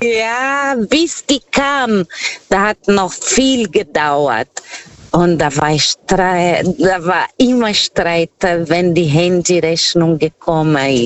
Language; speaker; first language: German; non-native, fluent; Portuguese